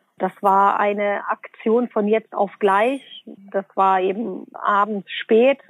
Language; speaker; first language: German; early bilingual, other home language; Bosnian